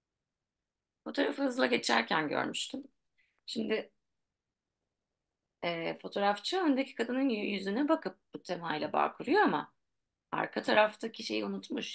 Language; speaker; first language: Turkish; native; Turkish